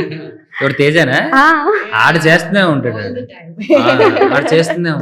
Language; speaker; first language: Telugu; native; Telugu